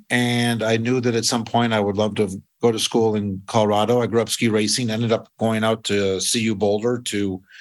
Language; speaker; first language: English; native; English